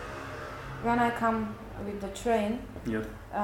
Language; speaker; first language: English; non-native, learner; Bulgarian